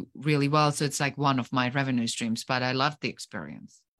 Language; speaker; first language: English; non-native, fluent; German